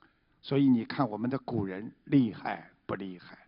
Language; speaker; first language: Chinese; native; Chinese